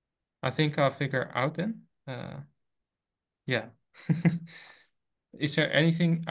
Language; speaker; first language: English; non-native, fluent; Dutch